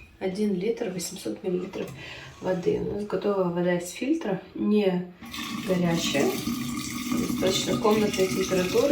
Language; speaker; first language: Russian; non-native, fluent; Ukrainian